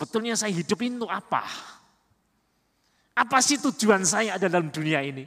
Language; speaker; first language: Indonesian; native; Indonesian